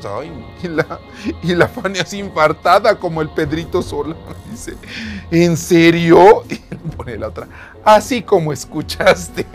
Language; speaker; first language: Spanish; native; Spanish